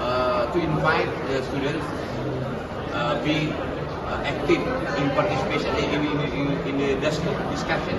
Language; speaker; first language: English; non-native, learner; Indonesian